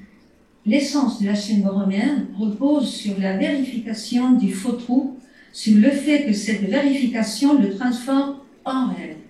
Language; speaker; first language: French; native; French